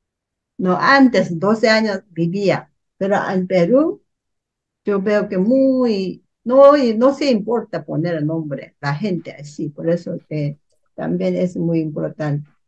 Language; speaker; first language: Spanish; non-native, learner; Korean